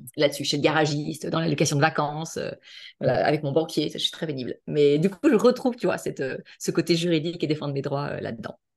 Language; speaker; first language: French; native; French